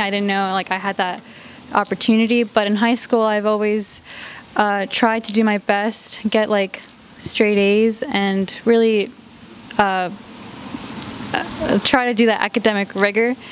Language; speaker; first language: English; early bilingual, other home language; Spanish